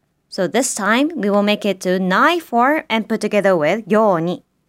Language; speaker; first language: English; non-native, fluent; Japanese